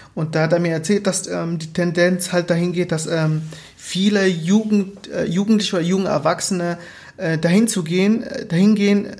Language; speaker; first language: German; early bilingual, other home language; Portuguese